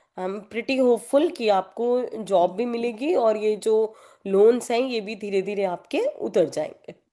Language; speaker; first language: Hindi; native; Hindi